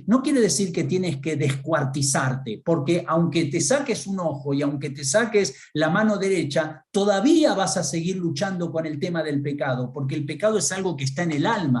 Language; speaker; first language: Spanish; native; Spanish